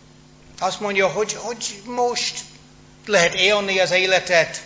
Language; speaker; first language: Hungarian; non-native, fluent; English